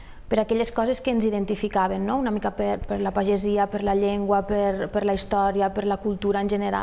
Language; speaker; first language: Catalan; native; Catalan